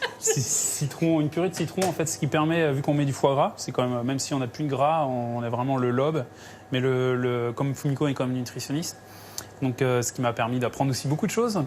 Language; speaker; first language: French; native; French